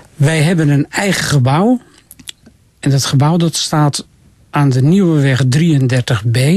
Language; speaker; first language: Dutch; native; Dutch